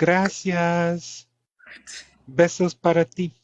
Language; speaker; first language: Spanish; early bilingual, heritage; English